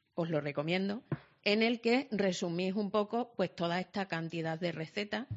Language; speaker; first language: Spanish; native; Spanish